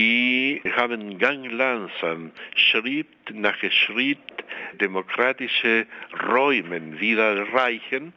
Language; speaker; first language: German; non-native, fluent; Spanish